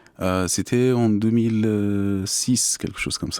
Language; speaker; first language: French; non-native, fluent; Arabic